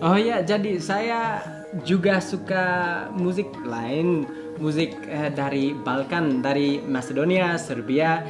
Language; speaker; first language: Indonesian; early bilingual, heritage; English